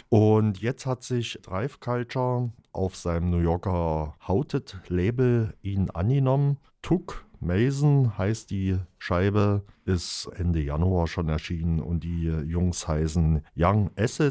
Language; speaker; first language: German; native; German